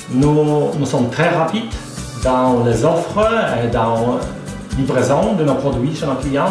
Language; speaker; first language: French; non-native, fluent; Polish